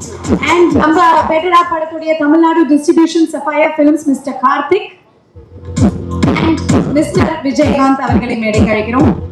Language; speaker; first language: Tamil; native; Tamil